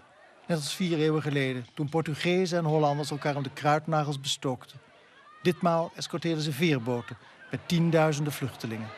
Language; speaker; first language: Dutch; native; Dutch